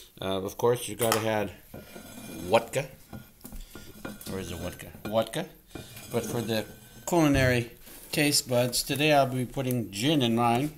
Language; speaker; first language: English; native; English